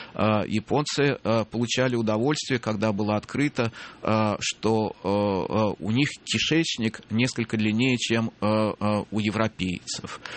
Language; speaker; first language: Russian; native; Russian